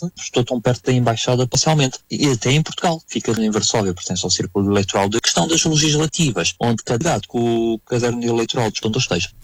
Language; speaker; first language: Portuguese; native; Portuguese